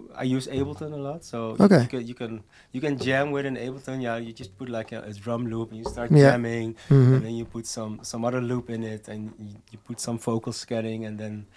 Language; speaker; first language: English; non-native, fluent; Dutch